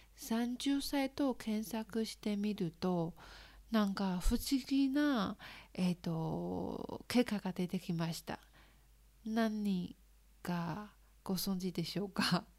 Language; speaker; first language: Japanese; non-native, learner; Chinese